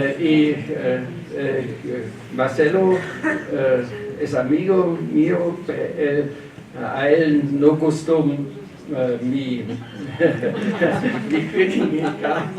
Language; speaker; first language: Spanish; non-native, learner; German